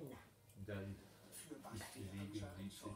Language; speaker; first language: German; non-native, learner; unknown